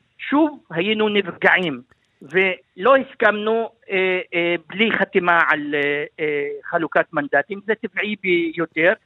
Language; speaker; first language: Hebrew; non-native, local second language; Arabic